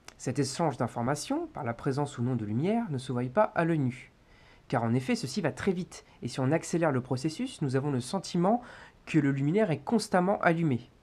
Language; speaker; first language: French; native; French